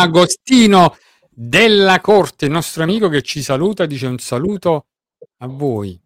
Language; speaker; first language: Italian; native; Italian